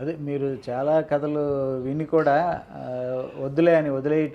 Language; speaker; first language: Telugu; native; Telugu